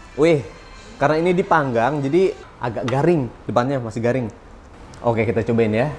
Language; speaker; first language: Indonesian; native; Indonesian